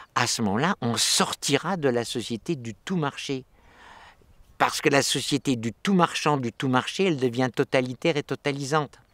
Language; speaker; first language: French; native; French